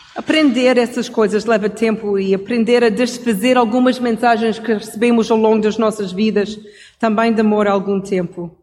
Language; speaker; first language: Portuguese; non-native, fluent; English